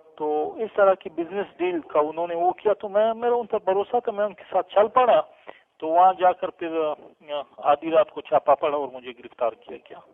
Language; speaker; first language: Urdu; non-native, local second language; Pashto